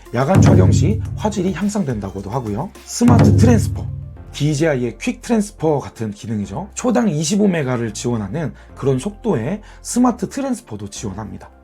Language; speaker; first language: Korean; native; Korean